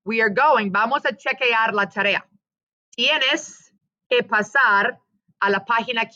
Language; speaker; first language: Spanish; non-native, fluent; English